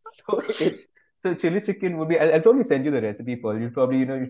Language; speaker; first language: English; non-native, local second language; Bangla